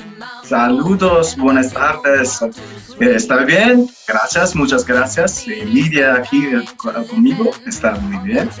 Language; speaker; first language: Spanish; non-native, learner; Italian